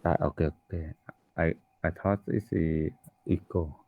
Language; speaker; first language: English; non-native, learner; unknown